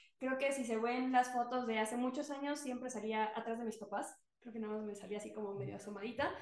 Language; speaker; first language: Spanish; native; Spanish